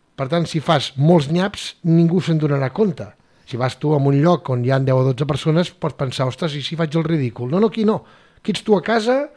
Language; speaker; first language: Catalan; native; Catalan